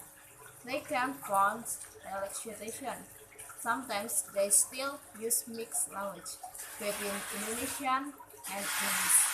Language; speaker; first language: English; non-native, learner; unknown